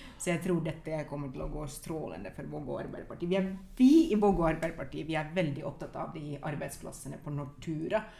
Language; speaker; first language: Norwegian; non-native, fluent; Finnish